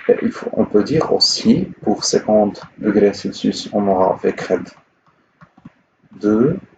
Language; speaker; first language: French; non-native, local second language; Arabic